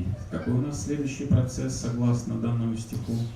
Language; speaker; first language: Russian; native; Russian